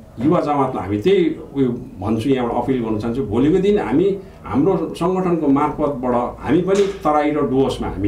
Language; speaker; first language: Nepali; native; Nepali